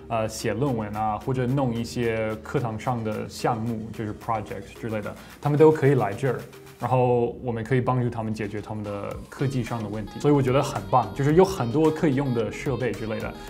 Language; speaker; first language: Chinese; non-native, fluent; English